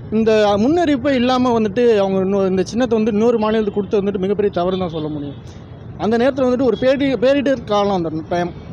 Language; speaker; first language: Tamil; native; Tamil